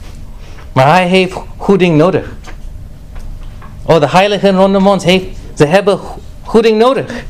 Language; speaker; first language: Dutch; non-native, fluent; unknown